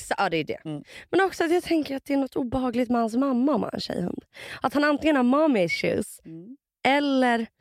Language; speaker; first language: Swedish; early bilingual, other home language; Russian